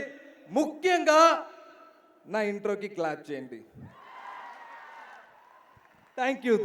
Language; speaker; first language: Telugu; non-native, learner; Malayalam